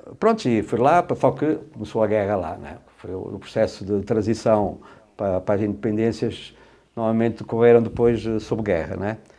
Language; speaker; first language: Portuguese; native; Portuguese